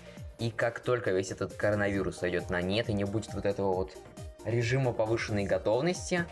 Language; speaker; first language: Russian; native; Russian